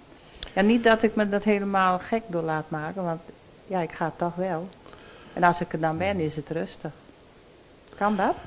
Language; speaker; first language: Dutch; native; Dutch